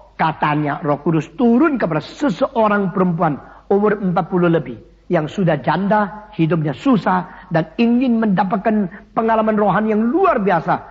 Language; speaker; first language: Indonesian; early bilingual, other home language; Min Nan Chinese